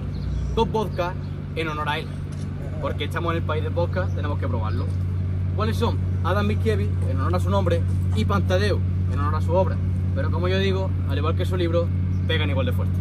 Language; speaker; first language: Spanish; native; Spanish